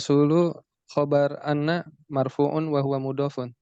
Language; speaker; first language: Arabic; non-native, learner; Indonesian